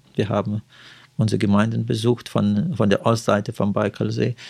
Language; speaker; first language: German; early bilingual, heritage; Russian